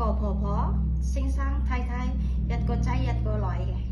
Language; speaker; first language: Cantonese; non-native, learner; Indonesian